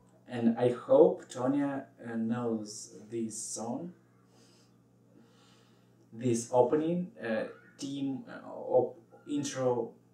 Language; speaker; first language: English; non-native, learner; Russian